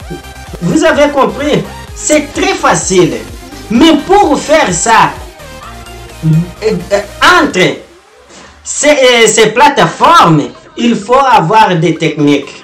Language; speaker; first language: French; non-native, learner; Portuguese